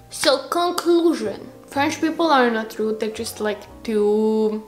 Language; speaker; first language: English; non-native, fluent; Hungarian